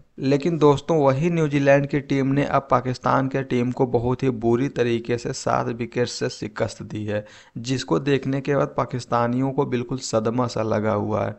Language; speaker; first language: Hindi; native; Hindi